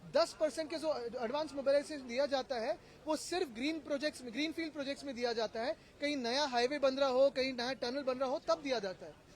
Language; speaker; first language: Hindi; non-native, local second language; Marathi